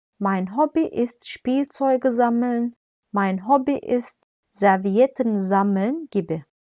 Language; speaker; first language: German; non-native, fluent; Turkish